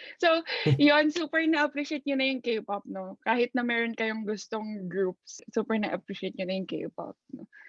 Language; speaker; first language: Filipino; native; Filipino